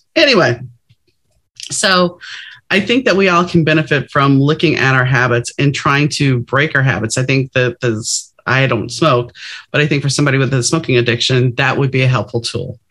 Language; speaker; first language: English; native; English